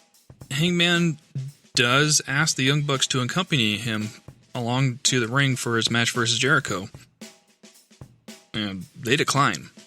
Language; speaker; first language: English; native; English